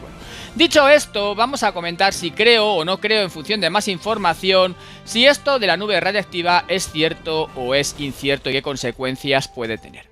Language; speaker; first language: Spanish; native; Spanish